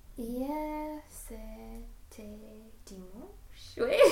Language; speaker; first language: French; non-native, learner; English